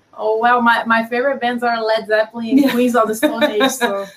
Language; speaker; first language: English; non-native, fluent; Portuguese